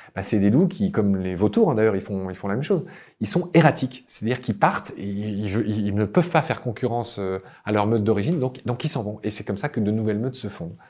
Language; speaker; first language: French; native; French